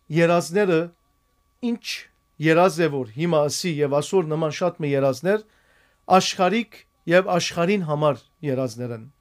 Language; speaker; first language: Armenian; native; Armenian